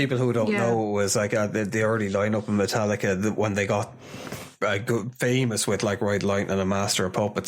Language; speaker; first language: English; native; English